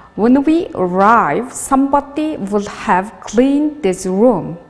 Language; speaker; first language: English; non-native, learner; Mongolian